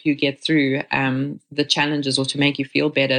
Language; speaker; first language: English; native; English